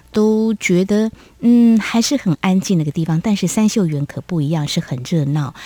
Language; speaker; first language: Chinese; native; Chinese